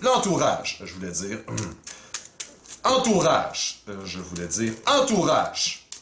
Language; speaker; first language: French; native; French